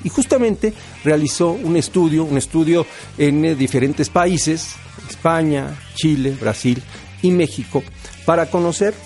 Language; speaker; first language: Spanish; native; Spanish